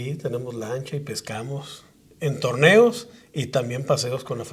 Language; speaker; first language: Spanish; native; Spanish